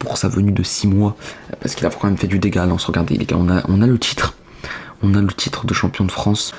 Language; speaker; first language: French; native; French